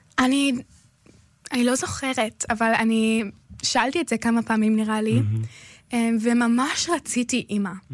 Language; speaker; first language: Hebrew; early bilingual, other home language; English